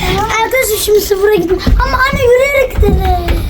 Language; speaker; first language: Turkish; early bilingual, heritage; Turkish